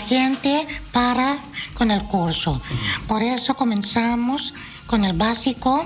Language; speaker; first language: Spanish; non-native, fluent; Dutch